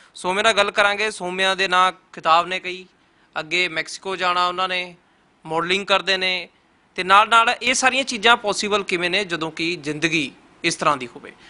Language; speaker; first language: Punjabi; native; Punjabi